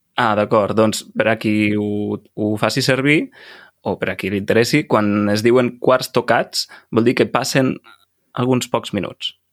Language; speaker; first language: Catalan; native; Catalan